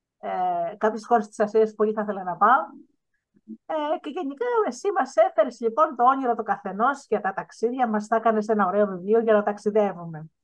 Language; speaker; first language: Greek; native; Greek